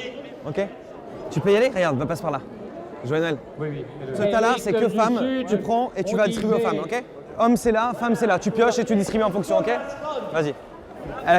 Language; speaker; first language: French; native; French